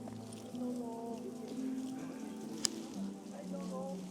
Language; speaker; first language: Japanese; native; Japanese